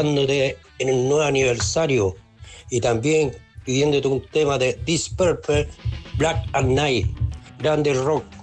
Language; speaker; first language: Spanish; native; Spanish